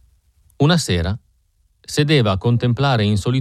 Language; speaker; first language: Italian; native; Italian